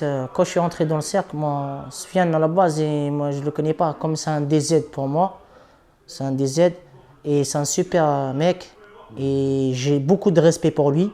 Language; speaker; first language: French; non-native, local second language; Arabic